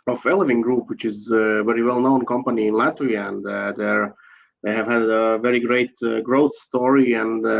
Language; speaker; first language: English; non-native, fluent; Latvian